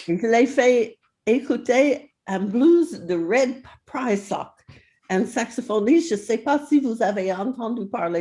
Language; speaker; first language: French; non-native, fluent; English